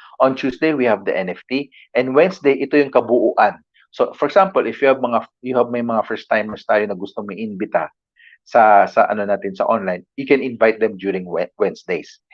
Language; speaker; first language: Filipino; non-native, local second language; Cebuano